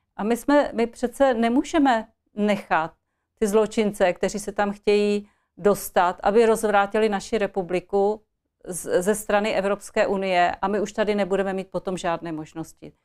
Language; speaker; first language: Czech; native; Czech